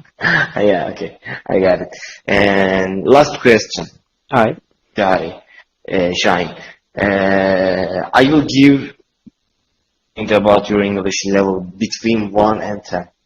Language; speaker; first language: English; non-native, learner; Turkish